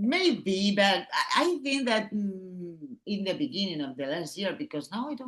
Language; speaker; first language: English; non-native, learner; Catalan